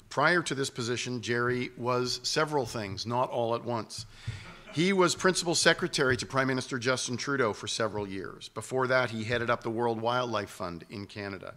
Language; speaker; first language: English; native; English